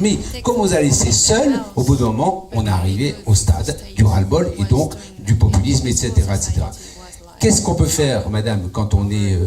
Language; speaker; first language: French; native; French